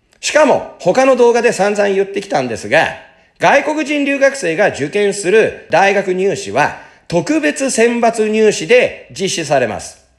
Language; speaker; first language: Japanese; native; Japanese